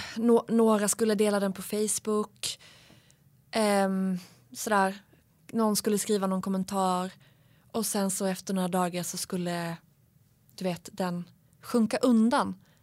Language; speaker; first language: Swedish; native; Swedish